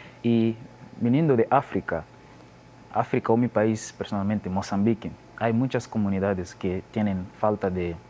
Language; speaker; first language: Spanish; non-native, learner; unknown